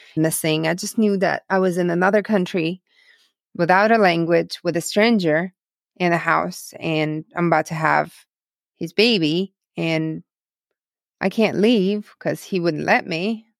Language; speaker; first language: English; non-native, fluent; Russian